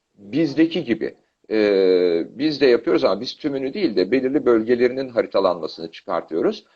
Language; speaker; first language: Turkish; native; Turkish